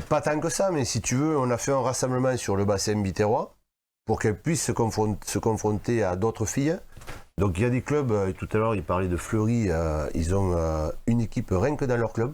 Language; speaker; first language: French; native; French